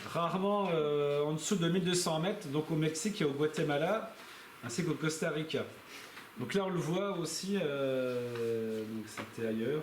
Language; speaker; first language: French; native; French